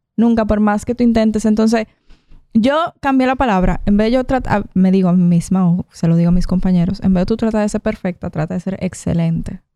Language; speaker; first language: Spanish; native; Spanish